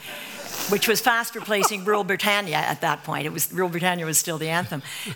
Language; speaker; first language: English; native; English